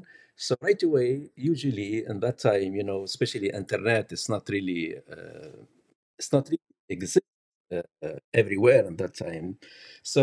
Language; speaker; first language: English; non-native, learner; Arabic